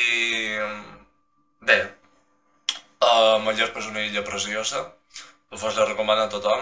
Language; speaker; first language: Catalan; non-native, local second language; Spanish